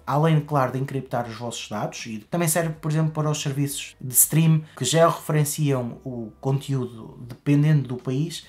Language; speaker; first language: Portuguese; native; Portuguese